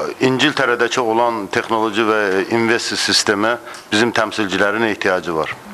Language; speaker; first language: Turkish; non-native, fluent; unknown